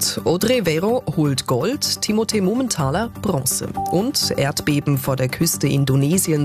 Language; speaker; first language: German; native; German